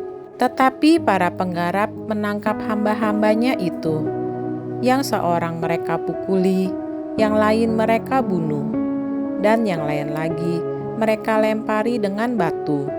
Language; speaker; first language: Indonesian; native; Indonesian